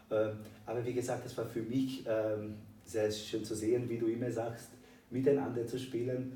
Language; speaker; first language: German; non-native, fluent; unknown